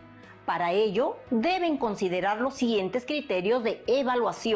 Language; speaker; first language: Spanish; native; Spanish